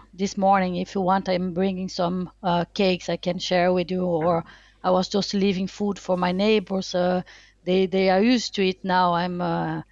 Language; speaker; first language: English; non-native, fluent; Portuguese